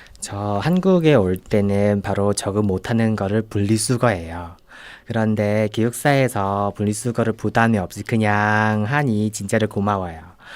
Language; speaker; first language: Korean; non-native, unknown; Vietnamese